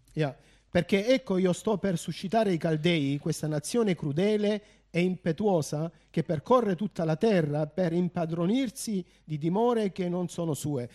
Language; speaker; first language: Italian; early bilingual, heritage; Italian